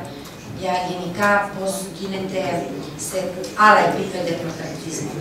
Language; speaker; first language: Greek; non-native, fluent; Serbian